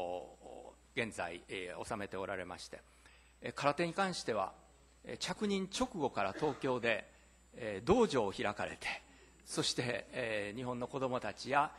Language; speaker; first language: Japanese; native; Japanese